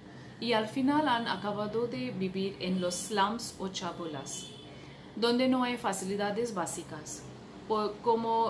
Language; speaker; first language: Spanish; non-native, fluent; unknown